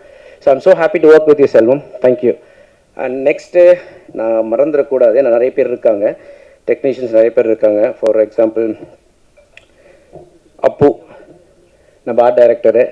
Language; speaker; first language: Tamil; native; Tamil